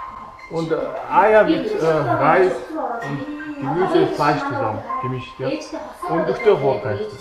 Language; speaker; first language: German; non-native, learner; Mongolian